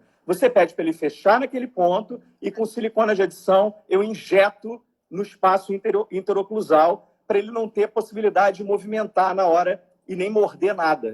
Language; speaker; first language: Portuguese; native; Portuguese